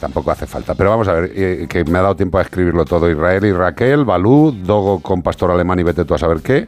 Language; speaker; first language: Spanish; native; Spanish